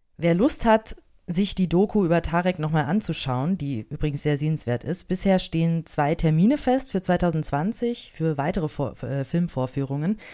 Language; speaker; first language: German; native; German